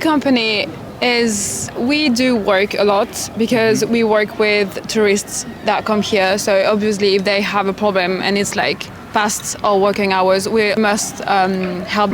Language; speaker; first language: English; non-native, fluent; French